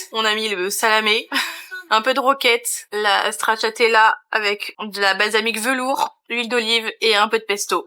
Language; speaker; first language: French; native; French